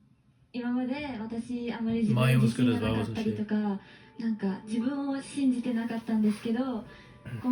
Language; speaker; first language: Japanese; native; Japanese